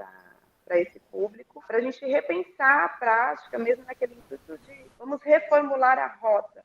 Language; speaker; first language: Portuguese; native; Portuguese